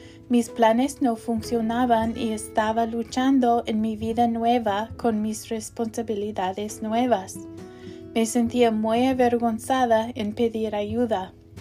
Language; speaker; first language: Spanish; non-native, learner; English